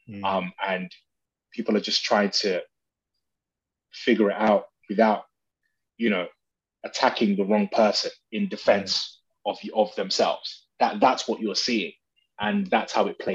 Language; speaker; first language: English; native; English